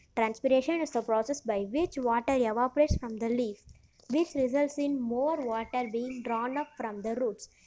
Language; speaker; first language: English; non-native, local second language; Tamil